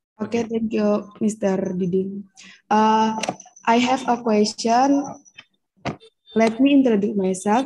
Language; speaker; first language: English; non-native, learner; Indonesian